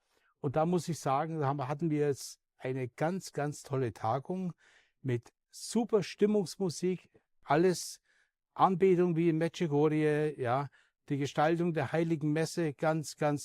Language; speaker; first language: German; native; German